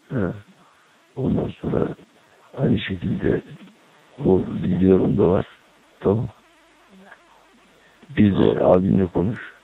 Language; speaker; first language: Turkish; native; Turkish